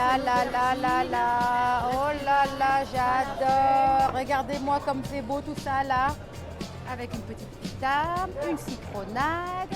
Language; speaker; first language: French; native; French